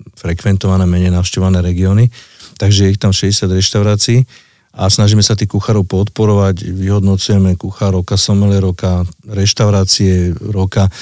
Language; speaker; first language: Slovak; native; Slovak